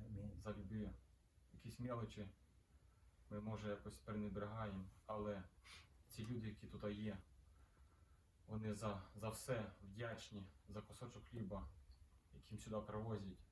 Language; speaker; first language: Ukrainian; native; Ukrainian